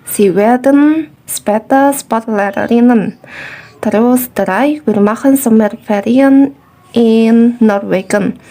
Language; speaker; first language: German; non-native, fluent; Indonesian